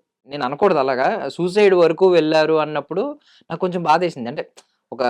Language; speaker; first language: Telugu; native; Telugu